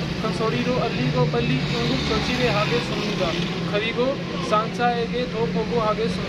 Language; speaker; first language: Korean; non-native, learner; Punjabi